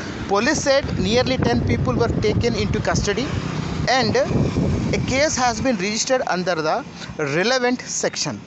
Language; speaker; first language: English; non-native, local second language; Telugu